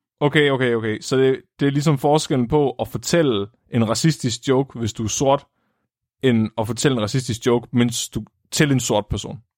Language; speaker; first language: Danish; native; Danish